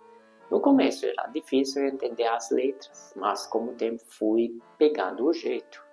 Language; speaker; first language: Portuguese; non-native, fluent; Hungarian